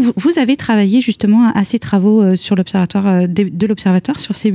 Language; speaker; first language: French; native; French